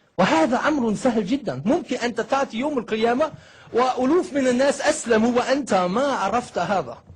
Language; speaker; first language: Egyptian Arabic; non-native, fluent; German